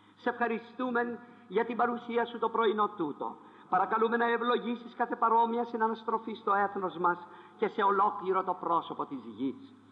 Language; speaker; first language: Greek; non-native, fluent; French